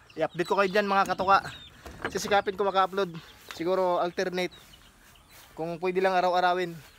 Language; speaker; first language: Filipino; non-native, local second language; Cebuano